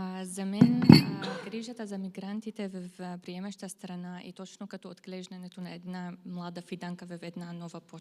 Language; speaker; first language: Bulgarian; non-native, fluent; Arabic